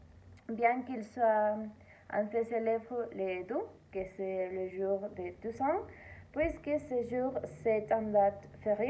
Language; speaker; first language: French; non-native, learner; Spanish